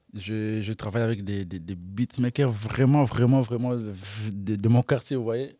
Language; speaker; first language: French; non-native, local second language; Lingala